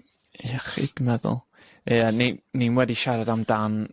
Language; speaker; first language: Welsh; non-native, local second language; English